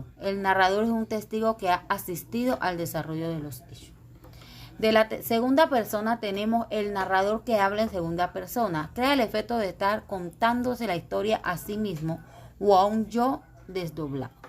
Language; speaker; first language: Spanish; native; Spanish